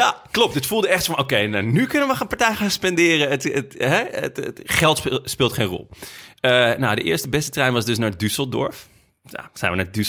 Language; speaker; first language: Dutch; native; Dutch